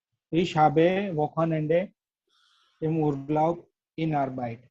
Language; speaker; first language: German; non-native, learner; Gujarati